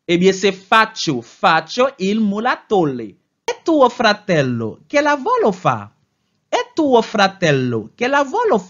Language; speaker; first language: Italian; non-native, learner; Haitian Creole